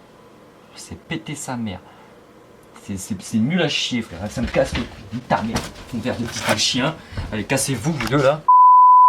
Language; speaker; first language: French; native; French